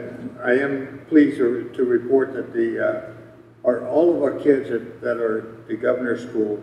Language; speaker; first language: English; native; English